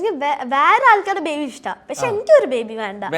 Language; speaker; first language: Malayalam; early bilingual, heritage; Malayalam